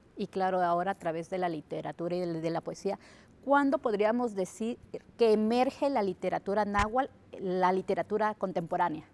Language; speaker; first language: Spanish; native; Spanish